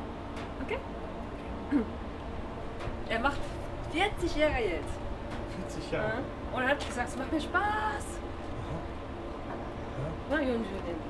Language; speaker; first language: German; non-native, fluent; Japanese